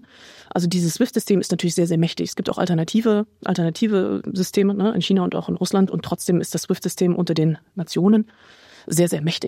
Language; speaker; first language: German; native; German